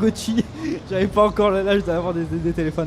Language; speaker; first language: French; native; French